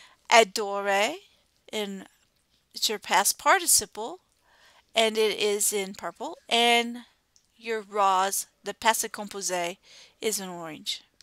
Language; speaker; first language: English; native; English